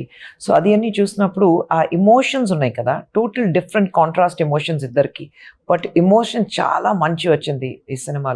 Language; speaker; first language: Telugu; non-native, local second language; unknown